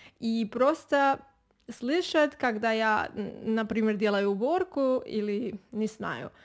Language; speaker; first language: Russian; non-native, fluent; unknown